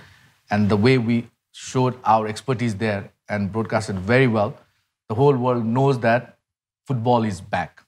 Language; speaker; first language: English; non-native, local second language; Nepali